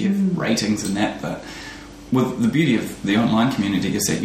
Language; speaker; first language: English; native; English